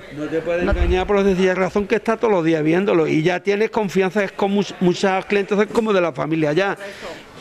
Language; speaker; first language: Spanish; native; Spanish